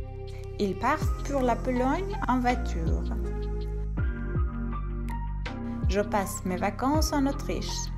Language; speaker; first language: French; non-native, fluent; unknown